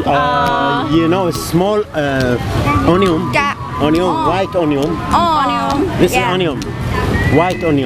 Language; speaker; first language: English; non-native, learner; Thai